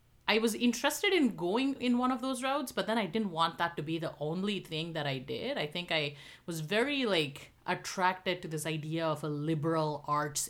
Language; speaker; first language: English; non-native, local second language; Tamil